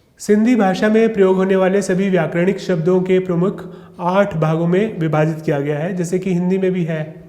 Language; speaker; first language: Hindi; non-native, local second language; Sindhi